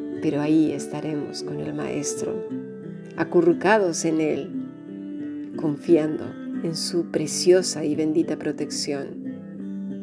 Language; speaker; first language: Spanish; native; Spanish